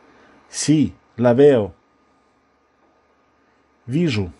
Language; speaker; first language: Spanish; non-native, fluent; Russian